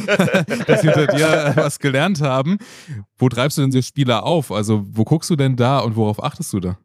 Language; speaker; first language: German; native; German